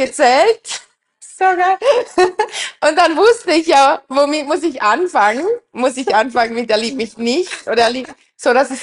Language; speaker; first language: German; native; German